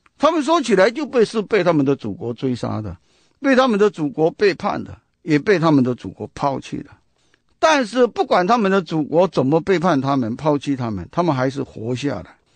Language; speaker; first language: Chinese; non-native, local second language; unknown